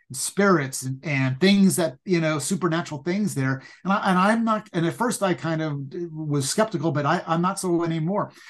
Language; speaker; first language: English; native; English